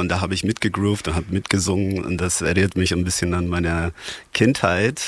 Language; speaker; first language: German; non-native, fluent; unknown